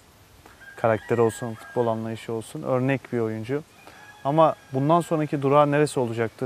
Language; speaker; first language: Turkish; native; Turkish